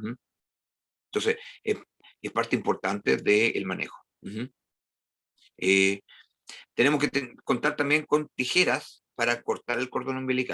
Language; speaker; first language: Spanish; native; Spanish